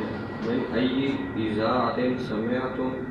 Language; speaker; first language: Arabic; non-native, learner; Urdu